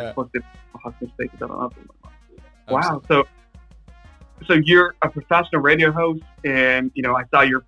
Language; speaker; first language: English; non-native, fluent; Japanese